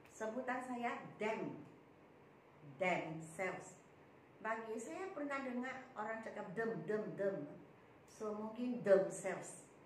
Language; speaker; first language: Malay; native; Malay